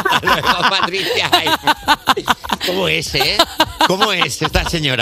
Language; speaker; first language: Spanish; native; Spanish